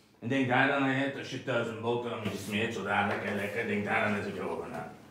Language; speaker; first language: Dutch; native; Dutch